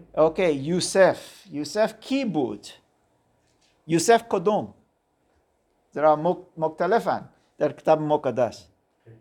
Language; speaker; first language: Persian; non-native, learner; German